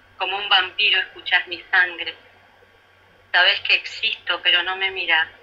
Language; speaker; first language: Spanish; native; Spanish